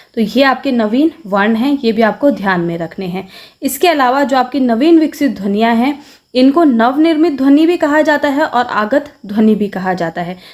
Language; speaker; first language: Hindi; native; Hindi